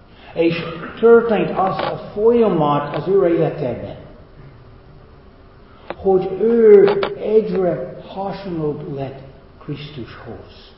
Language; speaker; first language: Hungarian; non-native, fluent; English